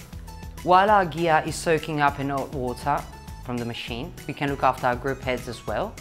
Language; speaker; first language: English; non-native, fluent; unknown